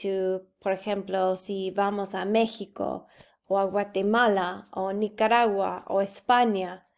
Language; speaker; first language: Spanish; non-native, fluent; English